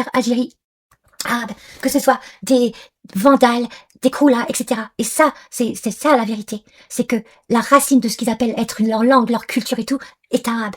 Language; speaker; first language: French; non-native, local second language; Arabic